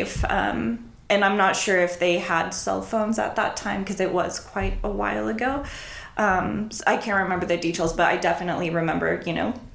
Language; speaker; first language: English; early bilingual, other home language; Spanish